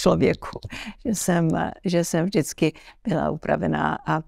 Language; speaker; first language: Czech; early bilingual, heritage; Czech